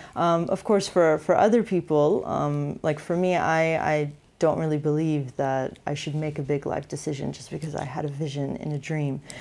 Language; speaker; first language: English; native; English